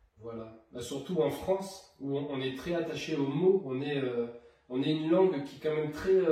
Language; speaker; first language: French; native; French